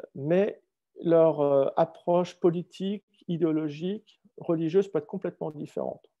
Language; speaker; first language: French; native; French